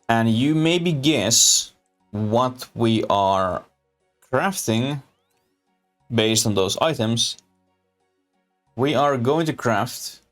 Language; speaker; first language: English; non-native, learner; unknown